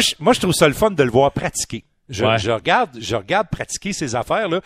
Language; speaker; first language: French; native; French